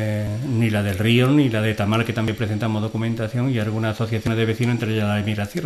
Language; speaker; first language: Spanish; native; Spanish